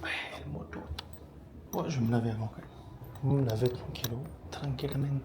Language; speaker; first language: French; native; French